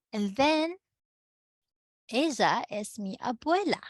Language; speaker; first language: Spanish; non-native, fluent; Filipino